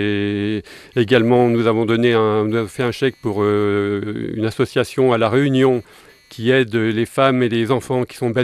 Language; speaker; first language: French; native; French